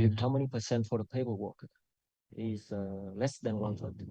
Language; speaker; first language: English; non-native, fluent; Vietnamese